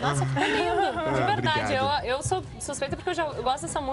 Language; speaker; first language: Portuguese; native; Portuguese